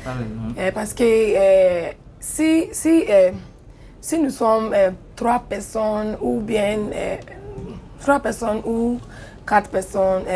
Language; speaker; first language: French; non-native, learner; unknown